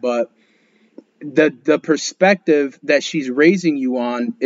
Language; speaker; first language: English; early bilingual, other home language; Spanish